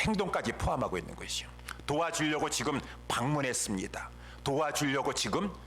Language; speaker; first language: Korean; native; Korean